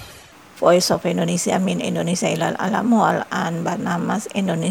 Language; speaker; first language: Arabic; non-native, fluent; Indonesian